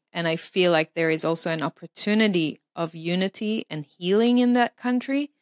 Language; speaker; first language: English; non-native, fluent; Hebrew